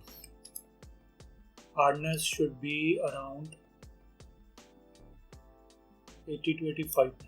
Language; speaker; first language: English; non-native, local second language; Hindi